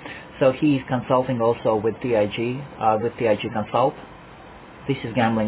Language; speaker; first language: English; non-native, fluent; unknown